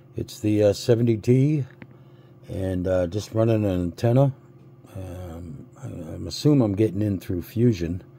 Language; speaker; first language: English; native; English